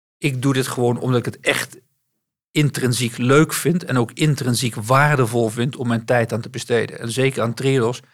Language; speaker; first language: Dutch; native; Dutch